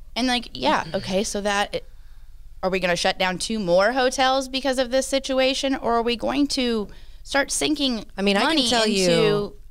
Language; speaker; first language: English; native; English